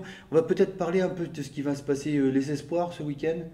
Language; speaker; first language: French; native; French